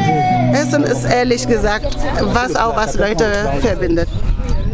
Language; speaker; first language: German; non-native, fluent; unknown